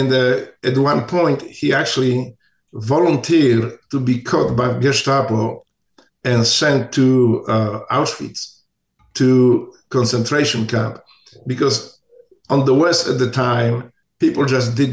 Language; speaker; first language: English; non-native, fluent; Polish